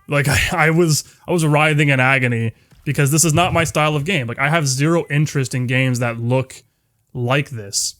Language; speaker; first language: English; native; English